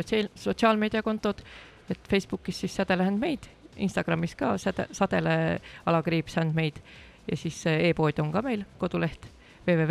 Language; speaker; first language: Estonian; native; Estonian